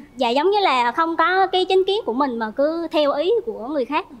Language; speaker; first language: Vietnamese; native; Vietnamese